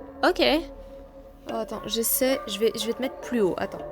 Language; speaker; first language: French; native; French